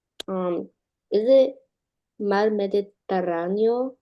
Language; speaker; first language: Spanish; non-native, learner; English